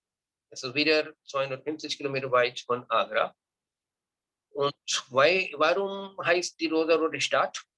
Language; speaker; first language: German; non-native, learner; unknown